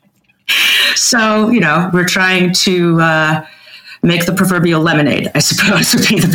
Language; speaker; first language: English; native; English